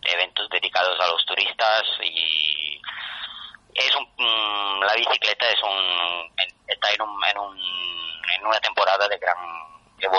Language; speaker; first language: Spanish; non-native, fluent; Italian